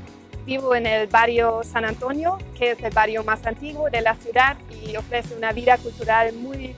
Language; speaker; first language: Spanish; non-native, fluent; German